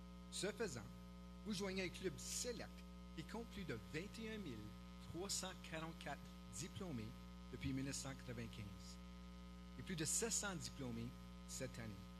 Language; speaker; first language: French; native; French